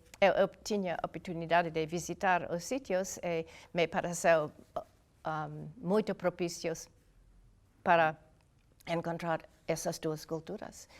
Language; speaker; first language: Portuguese; non-native, fluent; English